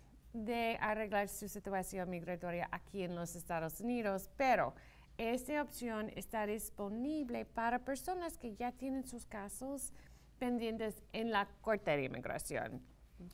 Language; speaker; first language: Spanish; non-native, fluent; English